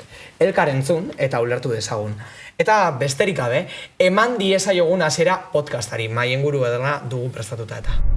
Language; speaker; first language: Basque; native; Basque